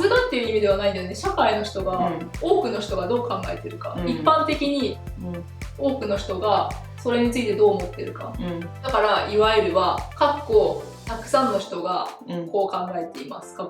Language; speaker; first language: Japanese; native; Japanese